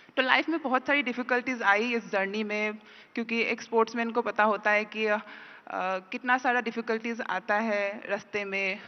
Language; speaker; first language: Hindi; non-native, local second language; Assamese